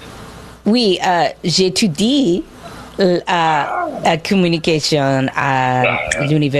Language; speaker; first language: French; non-native, learner; English